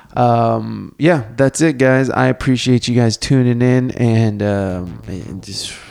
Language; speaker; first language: English; native; English